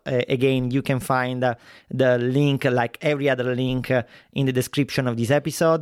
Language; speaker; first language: English; non-native, fluent; Italian